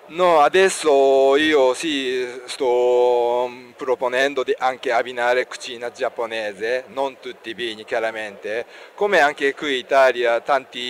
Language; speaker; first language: Italian; non-native, learner; Japanese